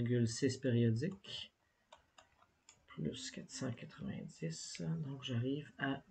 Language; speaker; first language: French; native; French